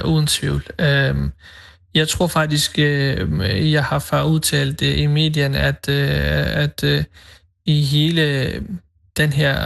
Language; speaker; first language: Danish; early bilingual, other home language; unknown